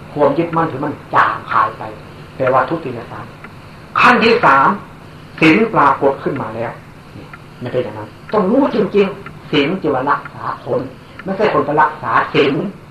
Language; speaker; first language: Thai; native; Thai